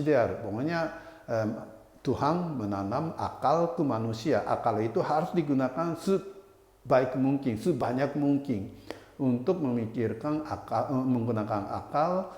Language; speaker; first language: Indonesian; non-native, fluent; Japanese